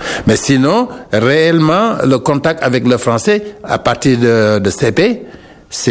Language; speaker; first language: French; non-native, local second language; Wolof